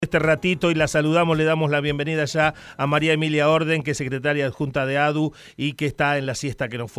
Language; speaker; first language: Spanish; native; Spanish